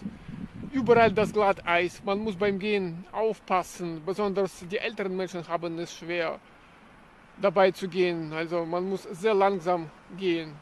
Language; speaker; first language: German; non-native, fluent; Russian